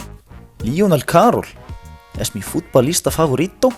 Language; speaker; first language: Spanish; non-native, learner; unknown